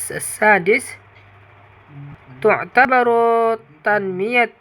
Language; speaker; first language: Arabic; non-native, learner; Indonesian